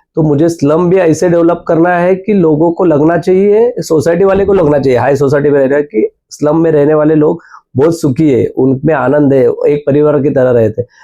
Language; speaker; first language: Hindi; non-native, local second language; Marathi